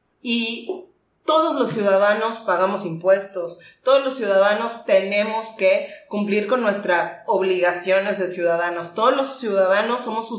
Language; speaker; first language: Spanish; native; Spanish